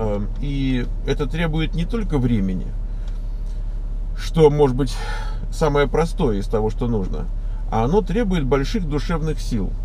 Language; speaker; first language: Russian; native; Russian